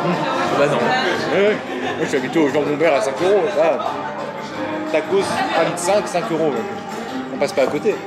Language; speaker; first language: French; native; French